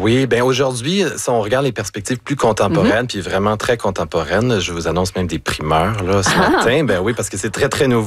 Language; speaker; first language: French; native; French